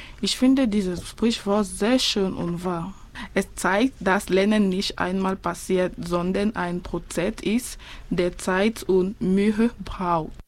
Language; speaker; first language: German; non-native, learner; French